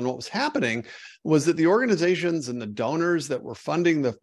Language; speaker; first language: English; native; English